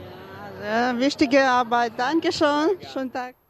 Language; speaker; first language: German; non-native, learner; Ukrainian